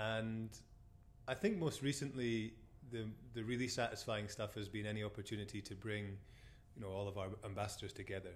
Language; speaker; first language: English; native; English